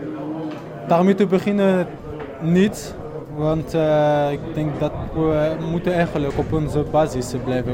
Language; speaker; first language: Dutch; non-native, fluent; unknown